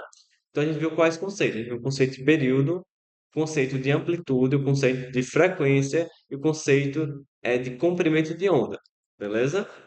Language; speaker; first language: Portuguese; native; Portuguese